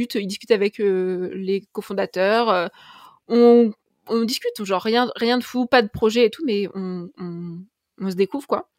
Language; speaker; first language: French; native; French